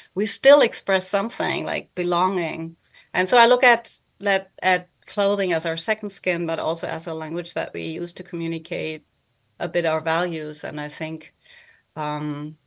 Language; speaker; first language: English; non-native, fluent; German